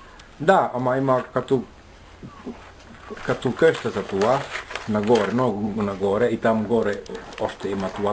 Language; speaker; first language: Bulgarian; non-native, learner; Finnish